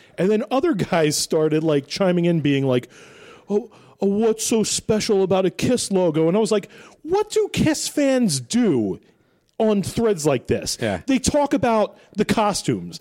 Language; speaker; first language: English; native; English